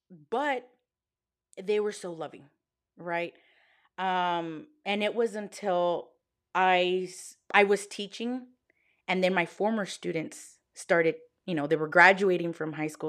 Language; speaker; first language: English; early bilingual, other home language; Spanish